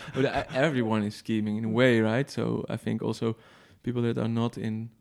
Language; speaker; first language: English; non-native, fluent; Dutch